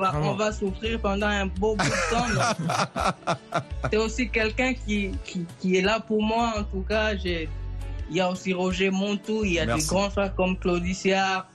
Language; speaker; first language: French; non-native, local second language; Swahili